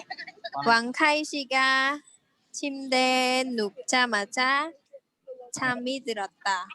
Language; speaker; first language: Korean; non-native, learner; Khmer